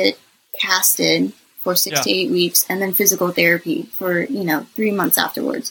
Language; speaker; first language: English; native; English